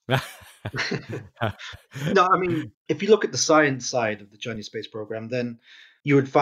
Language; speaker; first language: English; native; English